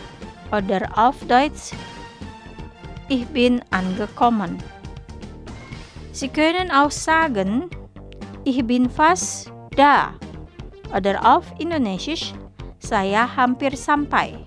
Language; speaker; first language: German; non-native, fluent; Indonesian